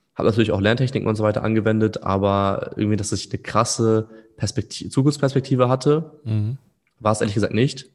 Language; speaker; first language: German; native; German